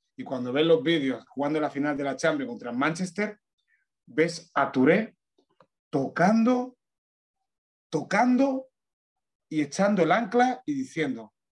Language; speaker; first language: Spanish; native; Spanish